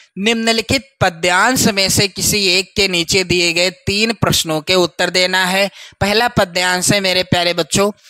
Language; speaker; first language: Hindi; native; Hindi